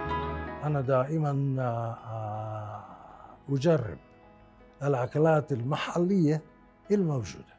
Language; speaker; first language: Arabic; non-native, fluent; Japanese